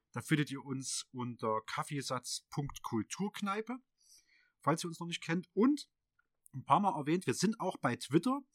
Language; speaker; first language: German; native; German